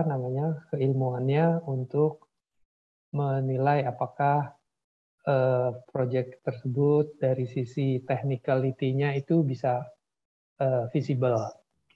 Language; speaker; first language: Indonesian; native; Indonesian